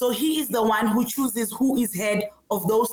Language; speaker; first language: English; non-native, local second language; Swati